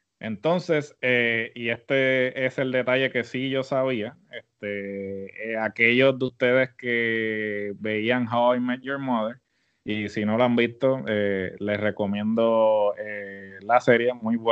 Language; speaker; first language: Spanish; native; Spanish